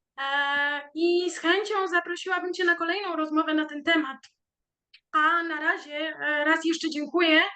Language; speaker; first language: Polish; native; Polish